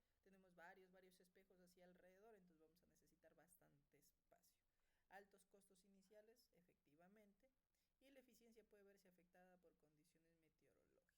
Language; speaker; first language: Spanish; native; Spanish